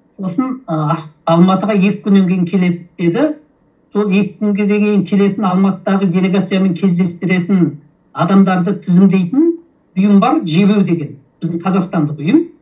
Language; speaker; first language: Kazakh; early bilingual, heritage; Kazakh